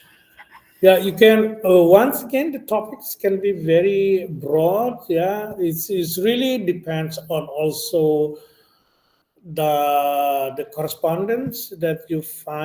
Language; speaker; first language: English; non-native, learner; Indonesian